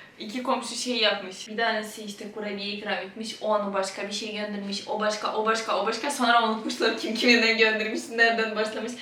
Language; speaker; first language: Turkish; non-native, fluent; Ukrainian